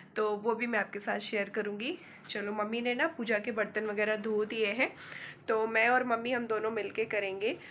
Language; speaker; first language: Hindi; native; Hindi